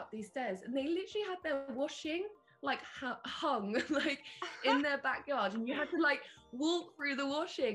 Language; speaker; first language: English; native; English